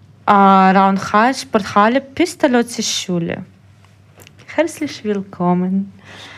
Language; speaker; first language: German; non-native, learner; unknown